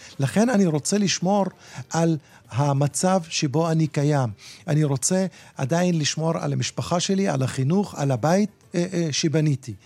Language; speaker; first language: Hebrew; non-native, local second language; Arabic